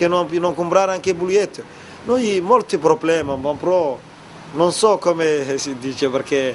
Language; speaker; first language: Italian; non-native, learner; Somali